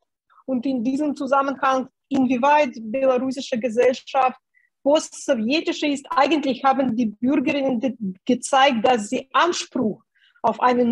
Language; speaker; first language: German; non-native, fluent; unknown